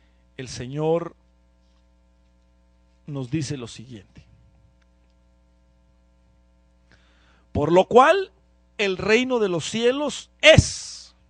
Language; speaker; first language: Spanish; native; Spanish